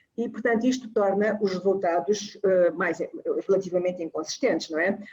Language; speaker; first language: Portuguese; native; Portuguese